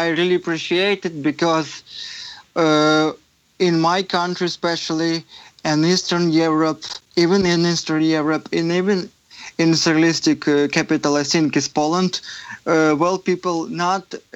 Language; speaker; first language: English; non-native, fluent; Ukrainian